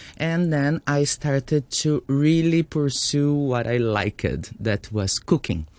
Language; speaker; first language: English; non-native, fluent; Portuguese